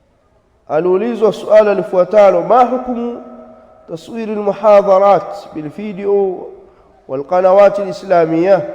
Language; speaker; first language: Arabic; non-native, fluent; Swahili